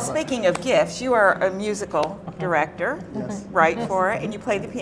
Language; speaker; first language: English; native; English